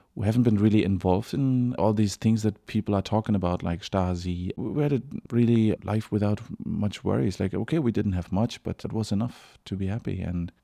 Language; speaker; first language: English; non-native, fluent; German